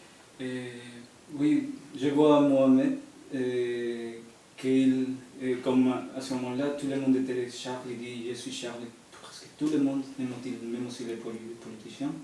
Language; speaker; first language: French; non-native, fluent; Spanish